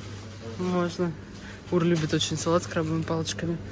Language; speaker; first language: Russian; native; Russian